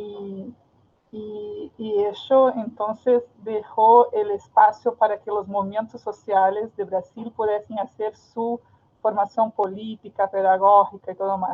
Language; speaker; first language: Spanish; non-native, fluent; Portuguese